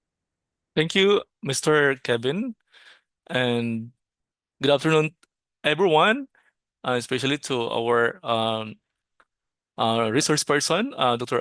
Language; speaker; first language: English; non-native, local second language; Cebuano